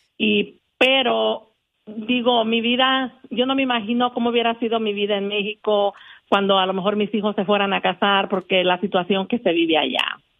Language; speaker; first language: Spanish; native; Spanish